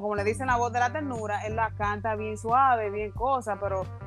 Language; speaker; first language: Spanish; early bilingual, heritage; Spanish